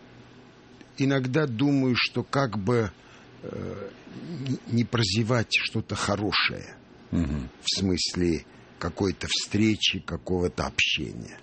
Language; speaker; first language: Russian; non-native, local second language; Armenian